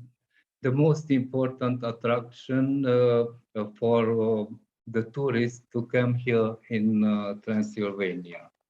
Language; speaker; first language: English; non-native, fluent; Hungarian